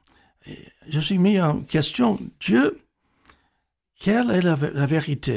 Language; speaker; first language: French; non-native, fluent; English